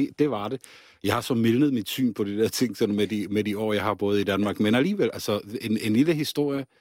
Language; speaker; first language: Danish; non-native, fluent; Czech